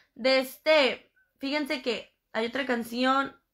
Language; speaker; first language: Spanish; native; Spanish